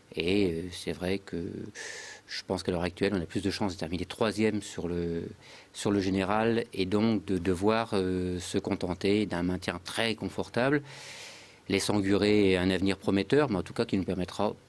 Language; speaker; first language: French; native; French